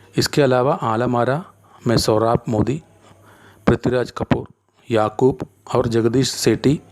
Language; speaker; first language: Hindi; non-native, local second language; Malayalam